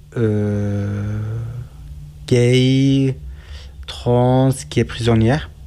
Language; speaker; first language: French; non-native, learner; Kurdish